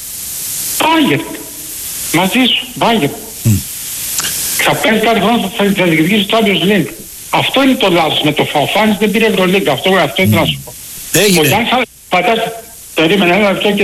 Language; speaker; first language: Greek; native; Greek